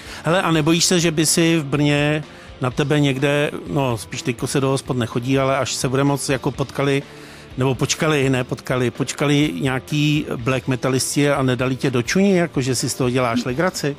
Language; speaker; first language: Czech; native; Czech